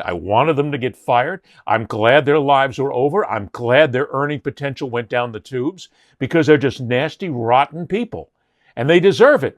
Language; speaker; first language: English; native; English